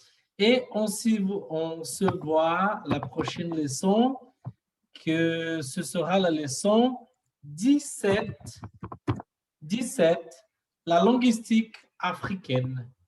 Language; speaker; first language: French; non-native, learner; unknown